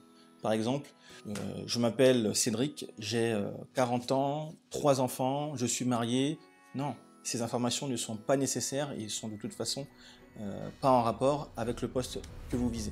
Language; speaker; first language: French; native; French